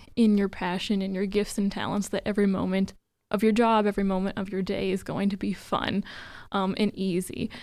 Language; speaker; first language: English; native; English